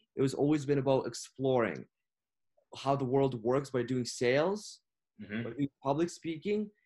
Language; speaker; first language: English; non-native, fluent; Russian